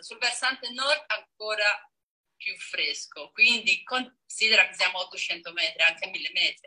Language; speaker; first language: Italian; non-native, fluent; Danish